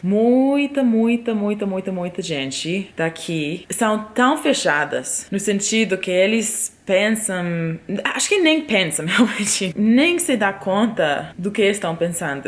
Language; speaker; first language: Portuguese; non-native, fluent; English